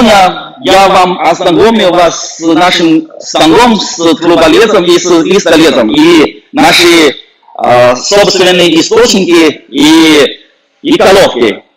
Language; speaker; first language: Russian; non-native, fluent; Chinese